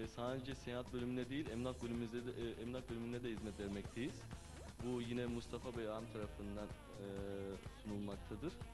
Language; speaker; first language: Turkish; early bilingual, heritage; Turkish